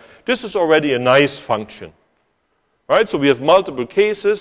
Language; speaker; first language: English; non-native, fluent; German